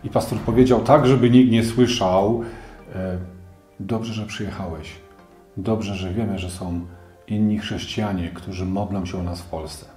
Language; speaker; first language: Polish; native; Polish